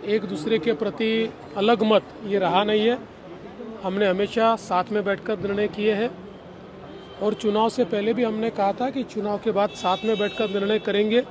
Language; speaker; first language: Hindi; non-native, local second language; Marathi